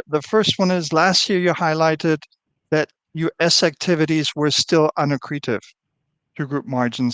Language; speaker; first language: English; non-native, fluent; German